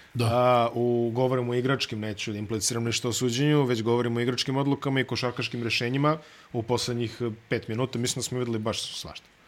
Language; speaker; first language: Bosnian; native; Bosnian